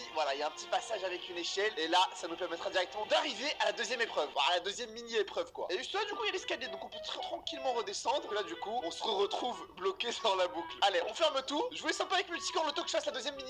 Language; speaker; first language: French; native; French